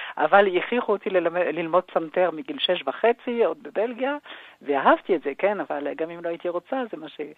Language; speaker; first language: Hebrew; non-native, fluent; French